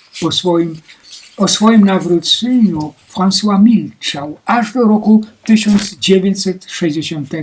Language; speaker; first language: Polish; native; Polish